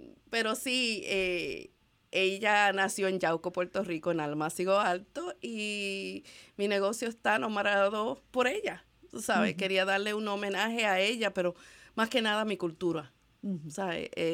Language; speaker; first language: Spanish; early bilingual, heritage; Spanish